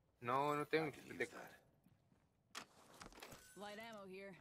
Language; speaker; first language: Portuguese; non-native, learner; Spanish